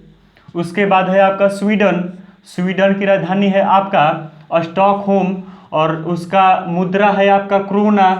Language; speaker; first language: Hindi; native; Hindi